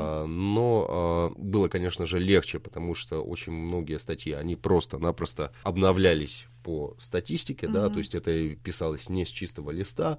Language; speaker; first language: Russian; native; Russian